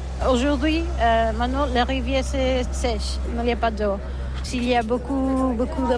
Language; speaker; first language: French; non-native, learner; Catalan